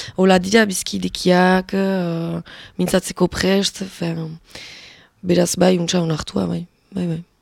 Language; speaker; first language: Basque; native; Basque